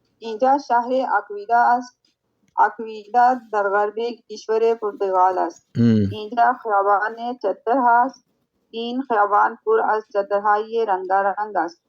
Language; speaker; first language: Persian; non-native, learner; Urdu